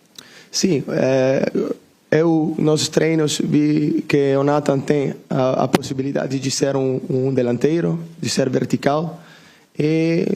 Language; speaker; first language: Portuguese; non-native, learner; Italian